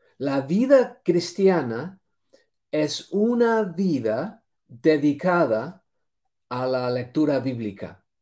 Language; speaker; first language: Spanish; non-native, fluent; English